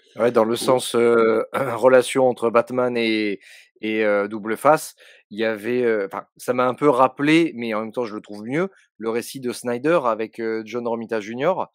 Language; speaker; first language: French; native; French